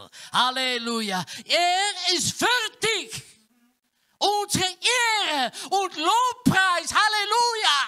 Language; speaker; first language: German; non-native, learner; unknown